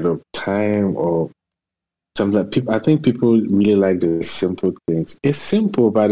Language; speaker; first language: English; non-native, local second language; Akan